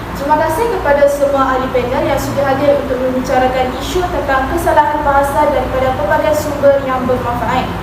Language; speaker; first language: Malay; native; Malay